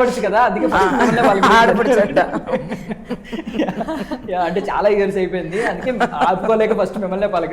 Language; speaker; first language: Telugu; native; Telugu